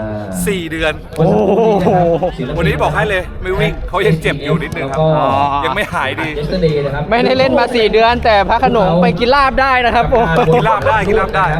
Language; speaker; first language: Thai; native; Thai